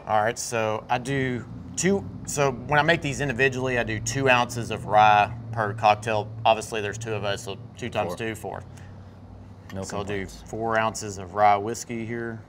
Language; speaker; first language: English; native; English